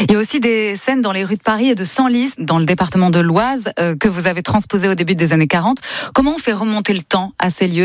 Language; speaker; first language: French; native; French